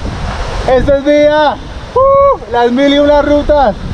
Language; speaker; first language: Spanish; native; Spanish